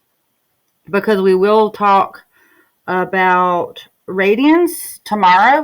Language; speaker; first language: English; native; English